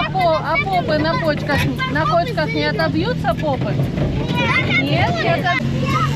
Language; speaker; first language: Russian; native; Russian